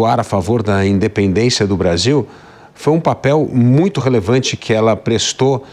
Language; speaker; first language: Portuguese; native; Portuguese